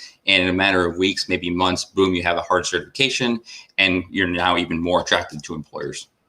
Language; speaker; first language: English; native; English